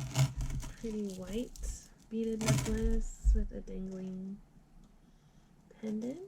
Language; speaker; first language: English; native; English